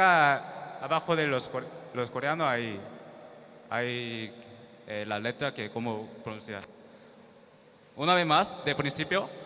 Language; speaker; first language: Spanish; non-native, learner; Korean